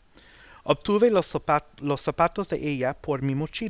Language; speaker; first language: Spanish; non-native, fluent; English